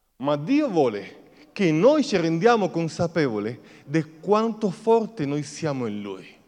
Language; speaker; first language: Italian; non-native, fluent; Spanish